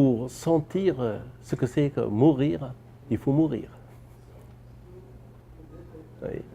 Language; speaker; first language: French; non-native, fluent; Persian